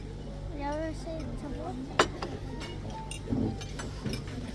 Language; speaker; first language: Swedish; early bilingual, other home language; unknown